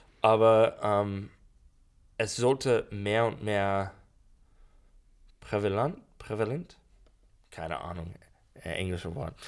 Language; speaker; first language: German; non-native, learner; English